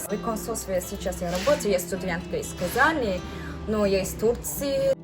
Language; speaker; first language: Russian; non-native, learner; Turkish